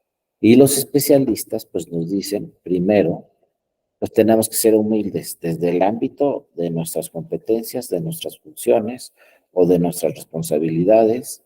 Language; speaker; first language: Spanish; native; Spanish